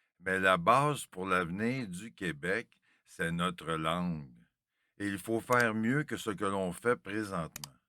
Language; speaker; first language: French; native; French